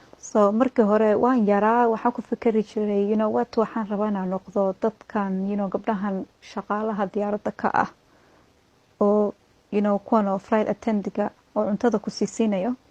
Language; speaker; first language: Somali; early bilingual, heritage; Somali